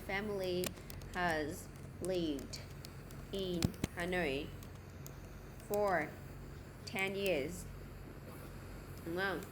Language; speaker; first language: English; non-native, fluent; Vietnamese